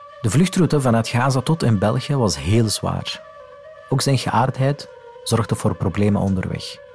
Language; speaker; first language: Dutch; non-native, fluent; Arabic